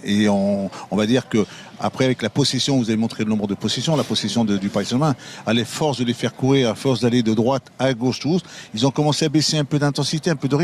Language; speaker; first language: French; native; French